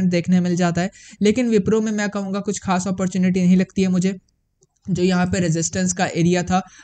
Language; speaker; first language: Hindi; native; Hindi